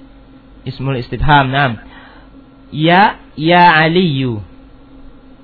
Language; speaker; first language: Arabic; non-native, fluent; Indonesian